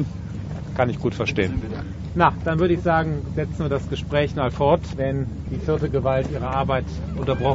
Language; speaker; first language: German; native; German